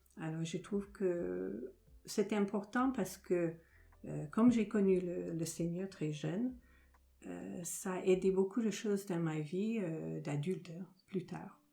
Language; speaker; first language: French; non-native, fluent; English